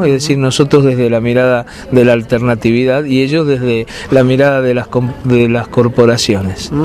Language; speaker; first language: Spanish; native; Spanish